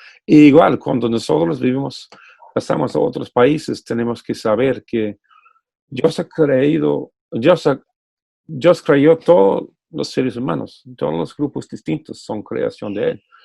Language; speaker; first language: Spanish; non-native, fluent; English